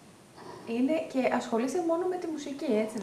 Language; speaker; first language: Greek; native; Greek